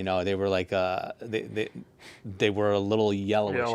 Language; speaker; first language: English; native; English